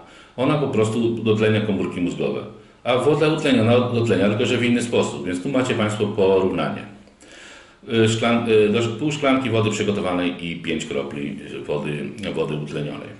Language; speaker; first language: Polish; native; Polish